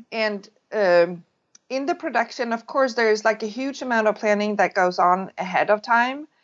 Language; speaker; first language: English; non-native, fluent; Swedish